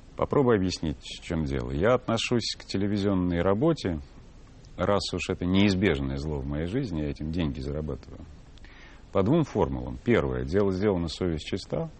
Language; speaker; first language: Russian; native; Russian